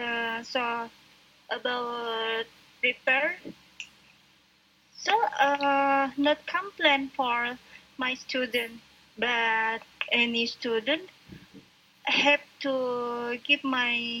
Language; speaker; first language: English; non-native, local second language; Indonesian